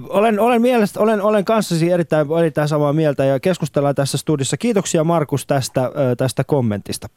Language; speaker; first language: Finnish; non-native, fluent; Persian